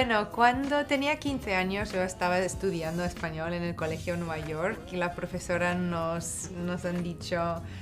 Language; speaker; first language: Spanish; non-native, fluent; English